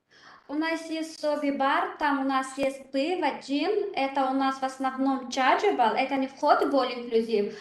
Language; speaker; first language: Russian; non-native, learner; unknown